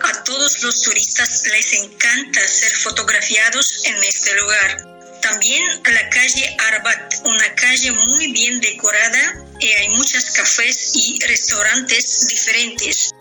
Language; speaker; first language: Spanish; non-native, fluent; Russian